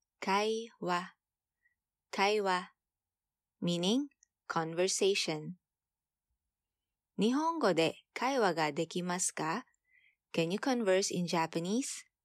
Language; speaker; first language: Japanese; non-native, fluent; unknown